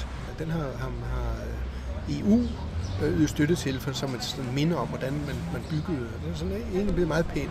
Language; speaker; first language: Danish; native; Danish